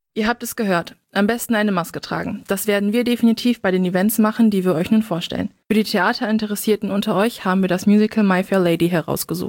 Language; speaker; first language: German; native; German